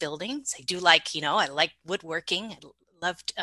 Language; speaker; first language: English; native; English